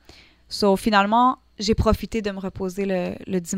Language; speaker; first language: French; native; French